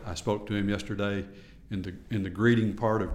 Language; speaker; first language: English; native; English